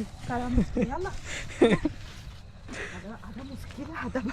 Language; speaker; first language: Arabic; non-native, learner; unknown